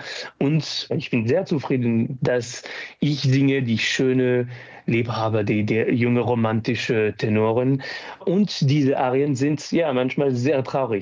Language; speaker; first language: German; non-native, learner; French